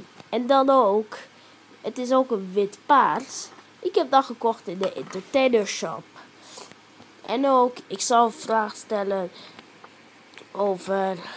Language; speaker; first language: Dutch; early bilingual, heritage; Dutch